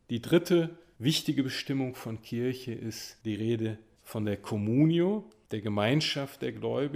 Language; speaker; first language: German; native; German